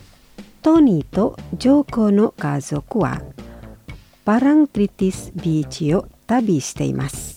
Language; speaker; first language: Japanese; non-native, fluent; Indonesian